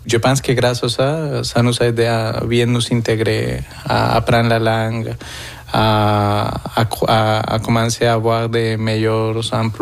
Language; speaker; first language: French; non-native, fluent; Spanish